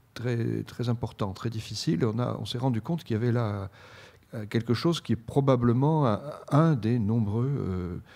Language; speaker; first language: French; native; French